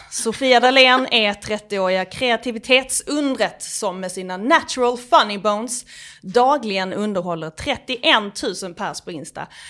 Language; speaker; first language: Swedish; native; Swedish